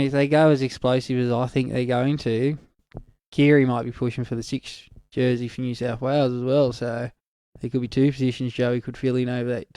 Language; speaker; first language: English; native; English